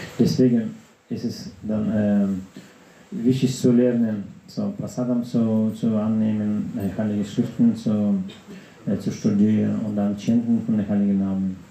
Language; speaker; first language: German; non-native, learner; Russian